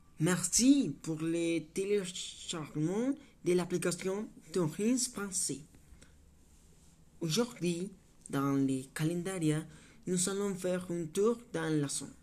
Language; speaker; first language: French; non-native, learner; Spanish